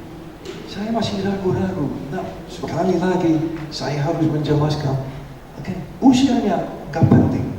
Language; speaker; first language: Indonesian; non-native, fluent; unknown